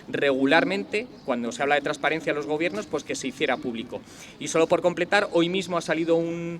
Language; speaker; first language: Spanish; native; Spanish